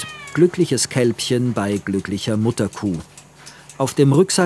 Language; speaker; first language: German; native; German